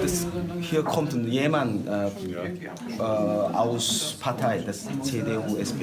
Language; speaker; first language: German; non-native, learner; Korean